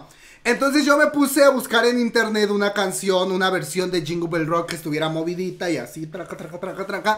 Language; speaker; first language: Spanish; native; Spanish